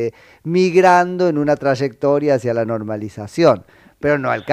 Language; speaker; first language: Spanish; native; Spanish